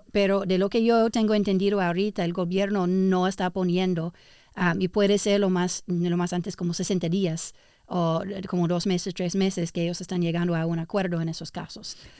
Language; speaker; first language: Spanish; early bilingual, heritage; English